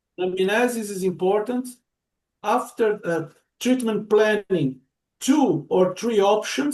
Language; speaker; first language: English; non-native, learner; Portuguese